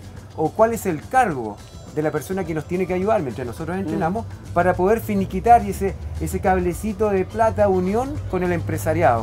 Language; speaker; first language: Spanish; native; Spanish